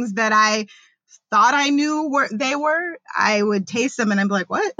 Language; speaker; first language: English; native; English